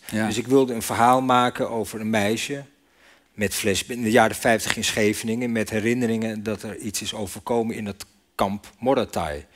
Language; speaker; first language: Dutch; native; Dutch